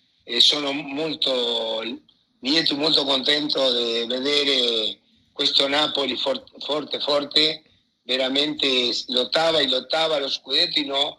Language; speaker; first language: Italian; non-native, fluent; Spanish